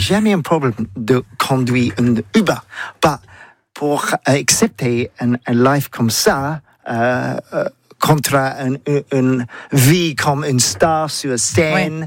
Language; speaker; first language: French; non-native, learner; English